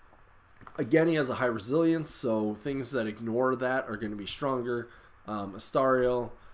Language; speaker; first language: English; native; English